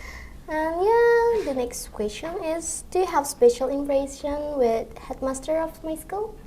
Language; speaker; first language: English; non-native, learner; Indonesian